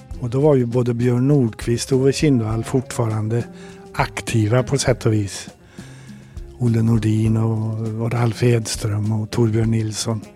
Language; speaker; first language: Swedish; native; Swedish